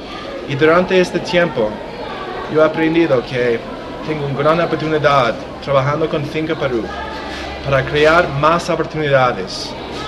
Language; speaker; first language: Spanish; non-native, fluent; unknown